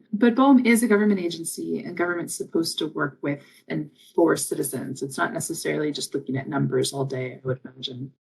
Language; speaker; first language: English; native; English